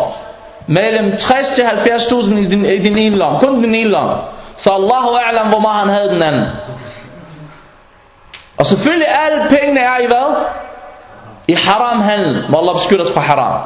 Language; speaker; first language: Danish; non-native, fluent; Arabic